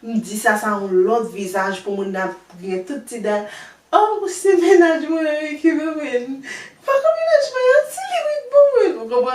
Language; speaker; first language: French; non-native, learner; Haitian Creole